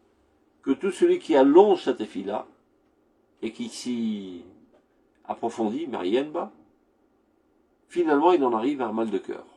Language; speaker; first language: French; native; French